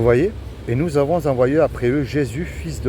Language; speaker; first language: French; native; French